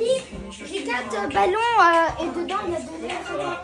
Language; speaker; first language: French; early bilingual, other home language; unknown